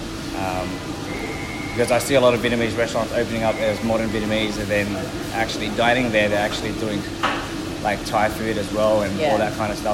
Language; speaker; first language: English; native; English